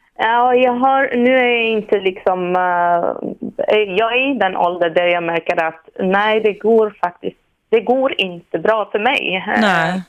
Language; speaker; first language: Swedish; non-native, fluent; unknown